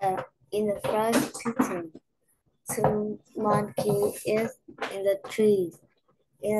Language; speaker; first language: English; non-native, learner; Vietnamese